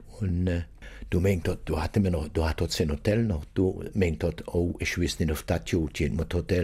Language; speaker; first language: German; native; German